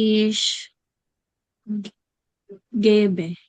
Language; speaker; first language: German; non-native, learner; Filipino